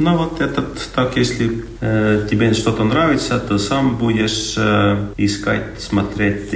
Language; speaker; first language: Russian; non-native, local second language; Estonian